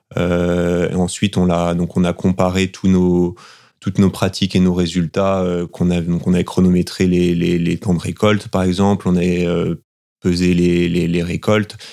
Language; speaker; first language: French; native; French